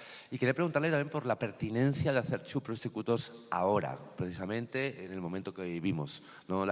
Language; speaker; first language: Spanish; native; Spanish